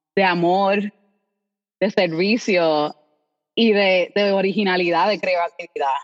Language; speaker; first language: Spanish; native; Spanish